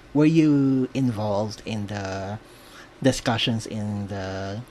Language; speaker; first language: English; non-native, local second language; Filipino